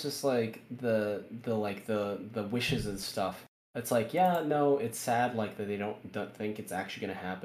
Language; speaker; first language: English; native; English